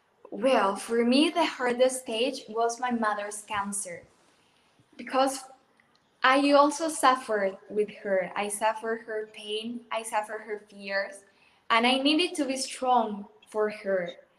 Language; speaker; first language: English; non-native, fluent; Spanish